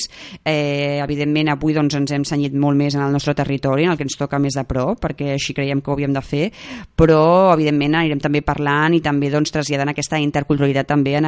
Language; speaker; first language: Catalan; native; Catalan